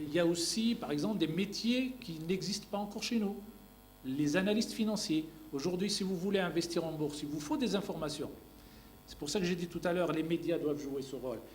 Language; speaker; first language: French; non-native, local second language; Arabic